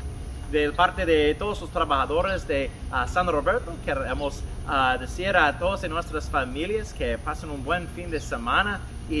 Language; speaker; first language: Spanish; non-native, fluent; English